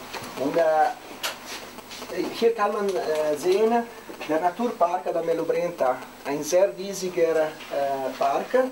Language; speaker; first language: German; non-native, learner; Italian